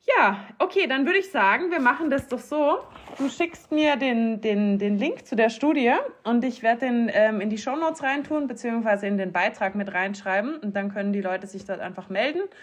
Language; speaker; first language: German; native; German